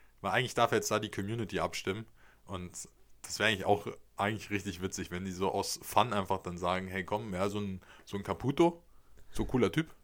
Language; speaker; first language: German; native; German